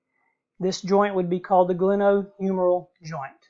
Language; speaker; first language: English; native; English